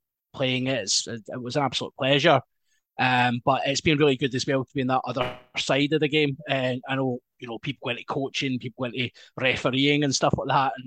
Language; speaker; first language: English; native; English